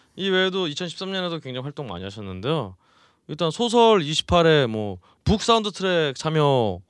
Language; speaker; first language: Korean; native; Korean